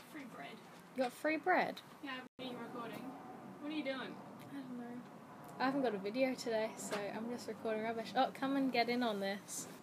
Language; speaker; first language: English; native; English